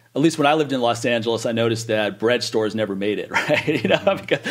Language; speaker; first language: English; native; English